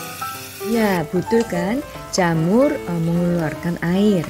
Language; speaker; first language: Indonesian; non-native, fluent; Korean